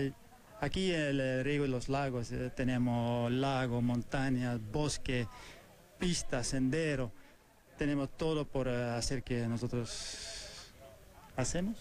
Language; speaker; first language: Spanish; non-native, learner; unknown